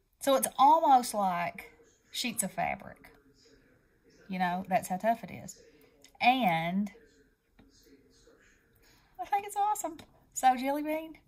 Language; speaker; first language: English; native; English